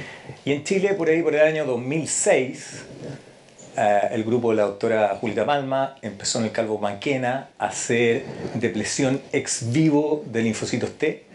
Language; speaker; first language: Spanish; native; Spanish